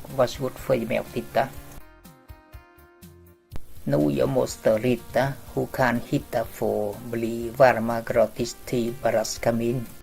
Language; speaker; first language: Swedish; non-native, learner; Vietnamese